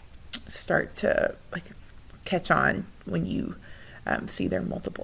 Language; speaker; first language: English; native; English